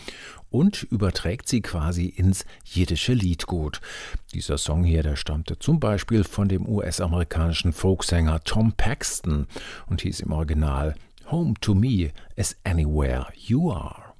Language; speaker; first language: German; native; German